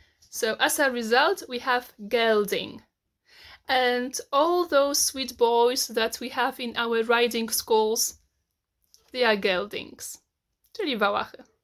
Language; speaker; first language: English; non-native, fluent; Polish